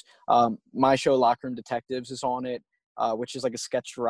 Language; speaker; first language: English; native; English